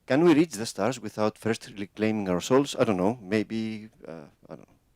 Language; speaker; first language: English; non-native, fluent; Greek